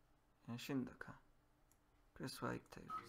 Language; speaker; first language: Japanese; non-native, learner; English